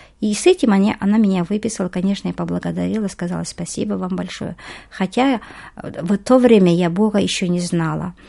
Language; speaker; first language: Russian; non-native, local second language; Kazakh